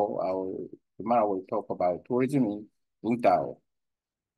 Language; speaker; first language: Vietnamese; non-native, learner; Korean